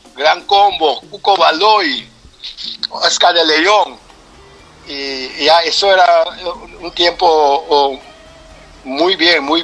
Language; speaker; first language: Spanish; non-native, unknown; Papiamento